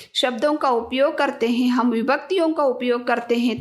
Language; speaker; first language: Hindi; non-native, local second language; Kannada